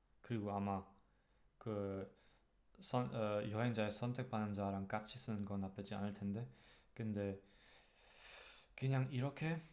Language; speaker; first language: Korean; non-native, learner; German